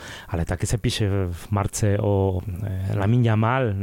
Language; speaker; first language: Czech; non-native, fluent; Spanish